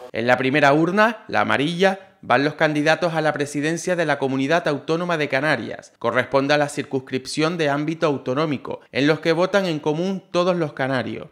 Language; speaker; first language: Spanish; native; Spanish